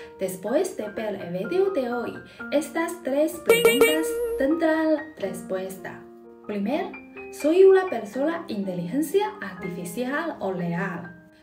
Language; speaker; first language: Spanish; non-native, fluent; Chinese